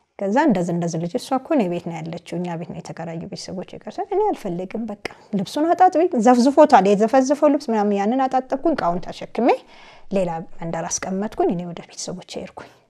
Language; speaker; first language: Amharic; native; Amharic